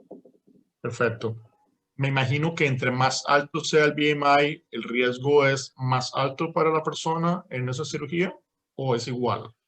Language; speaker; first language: Spanish; native; Spanish